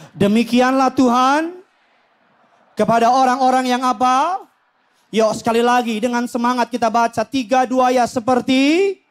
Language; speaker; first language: Indonesian; native; Indonesian